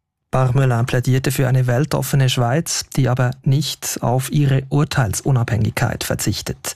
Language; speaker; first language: German; native; German